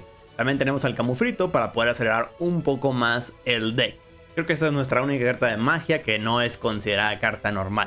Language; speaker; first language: Spanish; native; Spanish